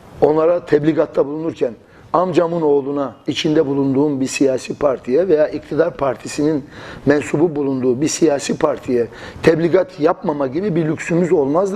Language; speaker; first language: Turkish; native; Turkish